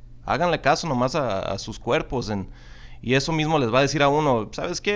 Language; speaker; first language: Spanish; early bilingual, other home language; English